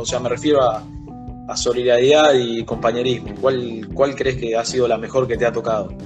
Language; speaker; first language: Spanish; native; Spanish